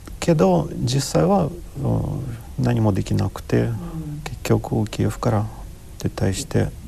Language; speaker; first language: Japanese; non-native, fluent; Ukrainian